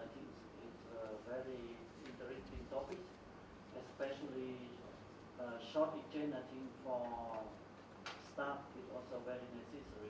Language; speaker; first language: English; non-native, fluent; Vietnamese